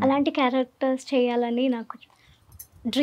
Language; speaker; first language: Telugu; non-native, learner; Malayalam